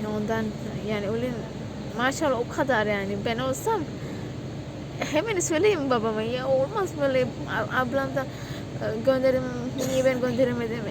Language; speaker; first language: Turkish; non-native, learner; Indonesian